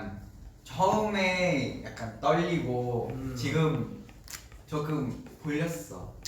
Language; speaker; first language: Korean; non-native, learner; Vietnamese